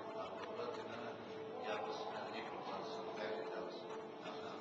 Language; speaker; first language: Greek; non-native, fluent; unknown